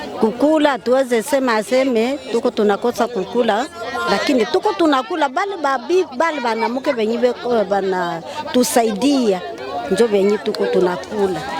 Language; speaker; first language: Swahili; native; Swahili